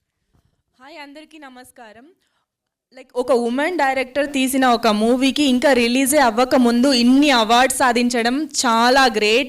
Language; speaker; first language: Telugu; non-native, fluent; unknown